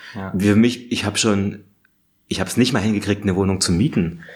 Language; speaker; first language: German; native; German